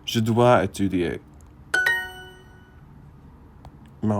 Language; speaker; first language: French; non-native, learner; English